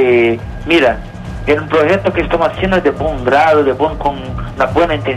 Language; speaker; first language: Spanish; non-native, learner; Portuguese